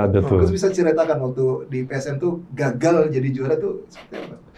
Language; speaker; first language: Indonesian; native; Indonesian